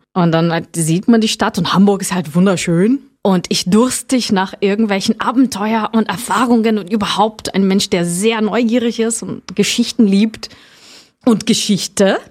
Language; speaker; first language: German; non-native, fluent; Portuguese